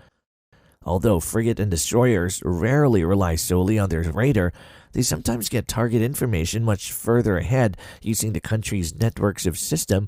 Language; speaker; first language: English; non-native, fluent; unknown